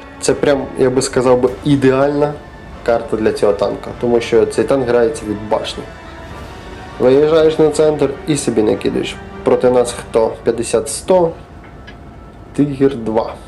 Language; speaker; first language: Ukrainian; native; Ukrainian